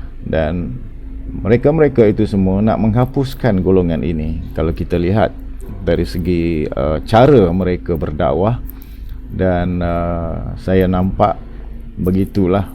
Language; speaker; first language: Malay; native; Malay